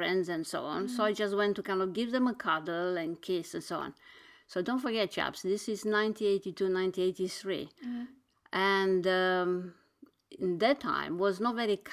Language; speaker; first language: English; non-native, fluent; Romanian